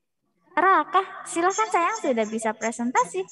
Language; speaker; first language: Indonesian; native; Indonesian